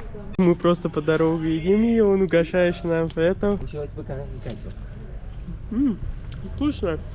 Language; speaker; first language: Russian; non-native, learner; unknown